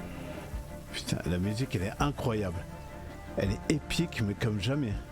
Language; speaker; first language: French; native; French